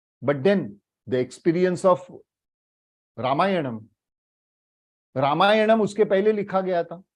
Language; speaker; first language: Hindi; native; Hindi